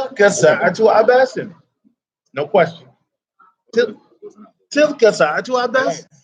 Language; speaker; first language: Arabic; non-native, fluent; English